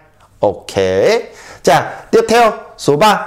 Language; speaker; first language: Vietnamese; non-native, fluent; Korean